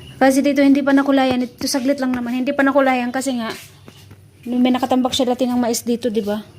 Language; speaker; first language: Filipino; native; Filipino